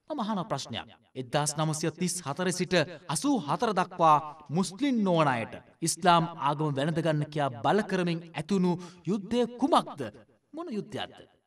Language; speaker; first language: Sinhala; non-native, local second language; Tamil